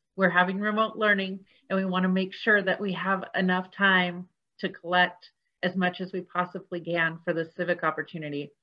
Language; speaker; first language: English; native; English